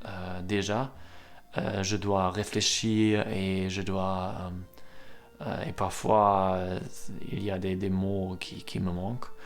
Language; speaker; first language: French; non-native, learner; German